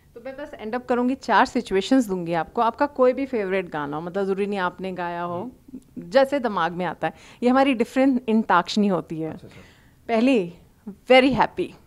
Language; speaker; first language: Hindi; non-native, local second language; Telugu